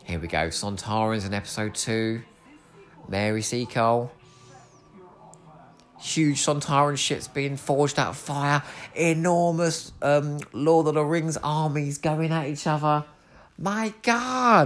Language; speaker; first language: English; native; English